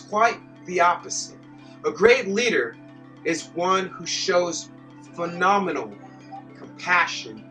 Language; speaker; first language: English; native; English